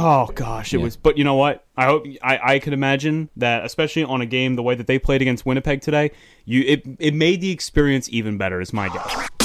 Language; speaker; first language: English; native; English